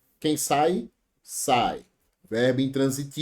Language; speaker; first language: Portuguese; native; Portuguese